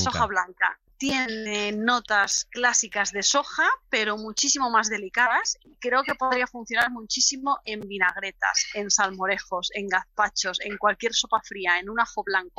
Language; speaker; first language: Spanish; native; Spanish